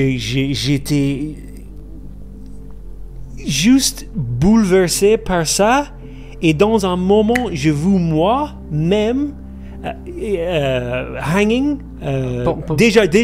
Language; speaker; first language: French; non-native, fluent; English